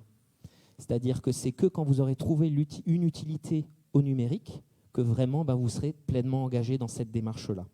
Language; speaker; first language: French; native; French